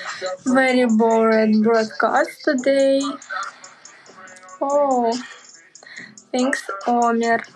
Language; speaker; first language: English; non-native, learner; Russian